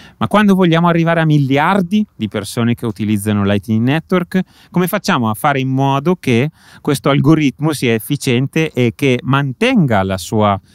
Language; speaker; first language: Italian; native; Italian